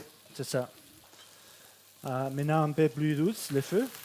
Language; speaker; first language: French; non-native, fluent; Catalan